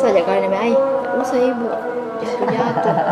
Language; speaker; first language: Indonesian; native; Indonesian